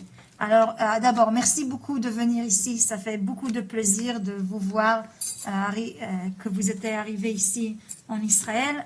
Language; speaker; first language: French; early bilingual, heritage; Hebrew